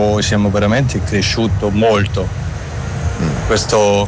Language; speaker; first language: Italian; non-native, learner; German